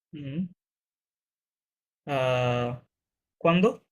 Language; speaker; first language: Spanish; non-native, fluent; Bangla